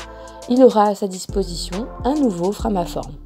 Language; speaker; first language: French; native; French